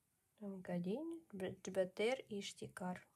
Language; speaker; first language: Portuguese; non-native, learner; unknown